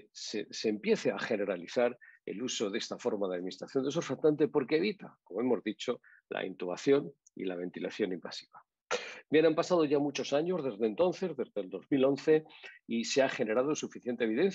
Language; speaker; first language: Spanish; native; Spanish